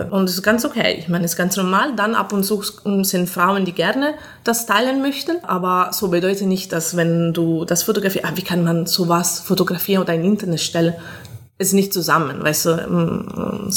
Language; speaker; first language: German; non-native, fluent; Italian